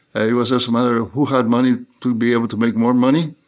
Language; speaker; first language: English; non-native, fluent; Spanish